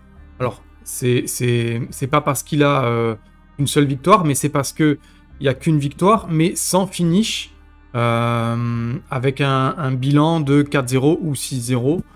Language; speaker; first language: French; native; French